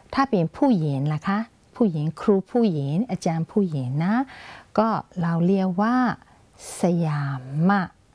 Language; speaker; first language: Thai; non-native, fluent; Burmese